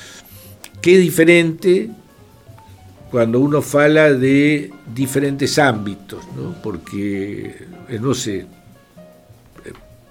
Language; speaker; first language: Portuguese; non-native, fluent; Spanish